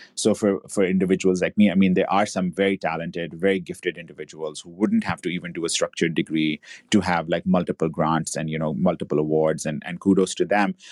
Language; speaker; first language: English; native; English